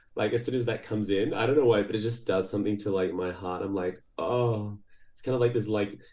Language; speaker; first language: English; early bilingual, other home language; Portuguese